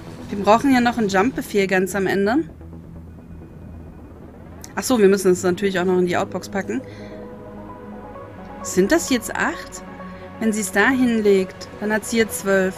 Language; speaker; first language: German; native; German